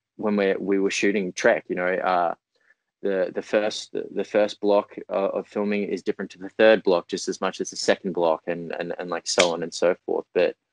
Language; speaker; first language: English; native; English